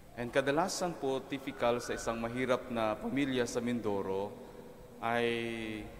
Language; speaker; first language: English; non-native, local second language; Filipino